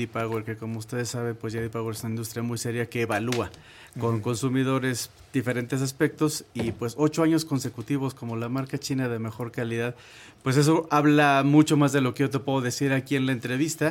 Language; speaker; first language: Spanish; native; Spanish